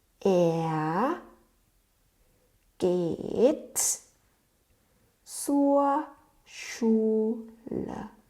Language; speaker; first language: German; non-native, fluent; Thai